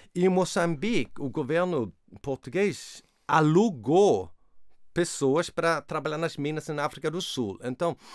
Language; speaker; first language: Portuguese; non-native, fluent; Swedish